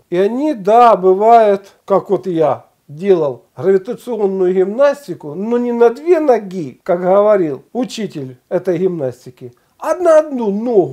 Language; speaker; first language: Russian; native; Russian